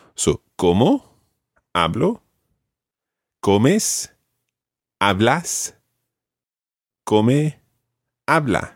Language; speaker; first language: Spanish; non-native, fluent; English